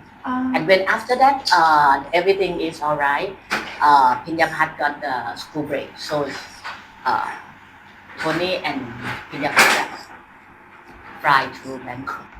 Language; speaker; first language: English; non-native, fluent; Thai